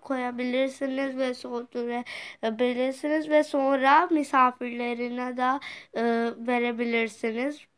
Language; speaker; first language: Turkish; non-native, learner; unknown